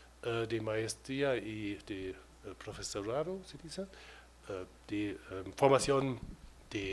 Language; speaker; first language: Spanish; non-native, fluent; German